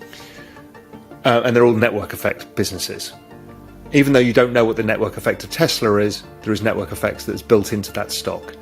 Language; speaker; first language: English; native; English